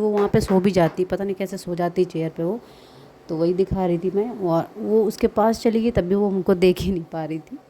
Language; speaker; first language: Hindi; native; Hindi